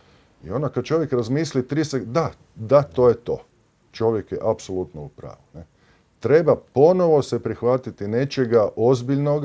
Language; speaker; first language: Serbian; native; Serbian